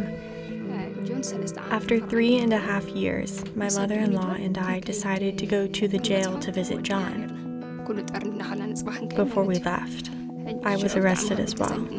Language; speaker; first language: English; non-native, fluent; Arabic